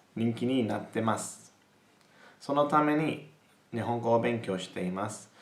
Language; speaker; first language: Japanese; non-native, learner; English